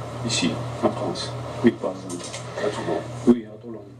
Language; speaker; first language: French; non-native, fluent; Russian